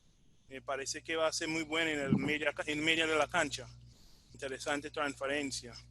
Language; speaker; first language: Spanish; non-native, fluent; English